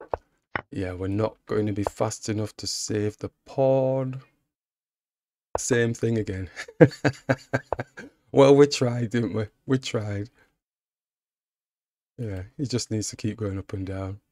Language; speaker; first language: English; native; English